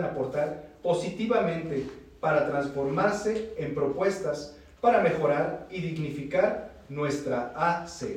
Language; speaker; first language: Spanish; native; Spanish